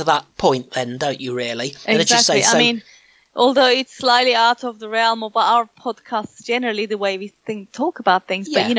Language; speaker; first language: English; non-native, fluent; Turkish